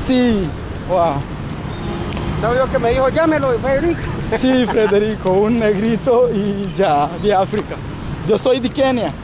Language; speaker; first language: Spanish; non-native, learner; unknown